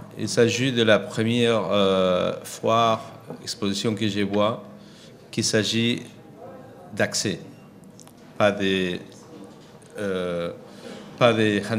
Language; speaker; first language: French; non-native, fluent; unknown